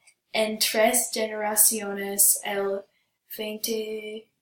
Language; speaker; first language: Spanish; non-native, learner; English